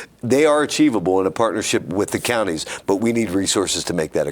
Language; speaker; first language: English; native; English